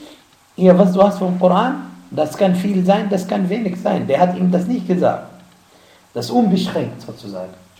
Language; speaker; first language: German; non-native, fluent; Arabic